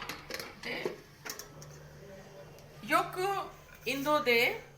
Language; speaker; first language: Japanese; non-native, fluent; Hindi